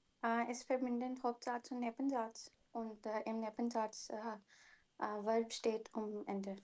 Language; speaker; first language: German; non-native, learner; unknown